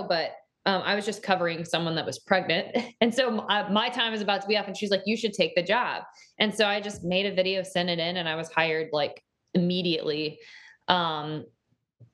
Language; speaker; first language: English; native; English